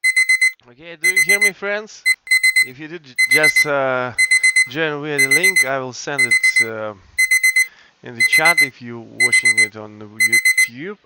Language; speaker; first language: English; non-native, fluent; Russian